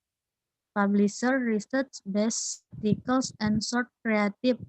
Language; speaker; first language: English; non-native, learner; Indonesian